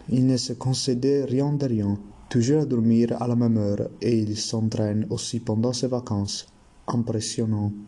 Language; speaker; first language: French; non-native, learner; Italian